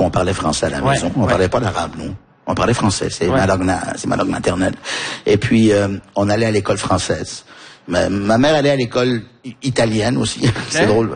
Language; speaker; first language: French; native; French